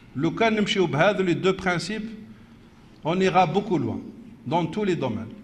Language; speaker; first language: French; non-native, local second language; Arabic